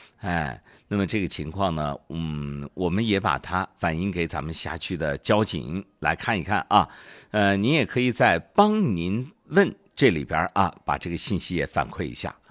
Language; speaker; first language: Chinese; native; Chinese